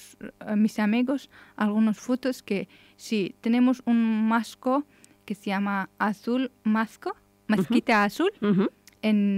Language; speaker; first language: Spanish; non-native, learner; Persian